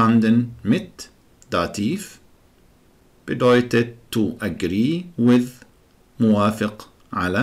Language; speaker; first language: German; non-native, fluent; Arabic